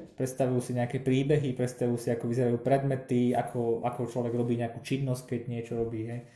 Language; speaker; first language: Slovak; native; Slovak